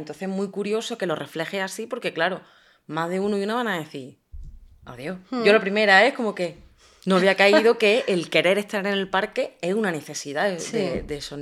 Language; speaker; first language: Spanish; native; Spanish